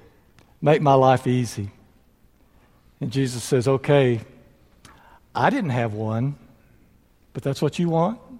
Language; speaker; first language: English; native; English